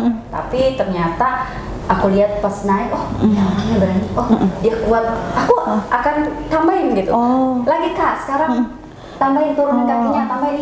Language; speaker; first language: Indonesian; native; Indonesian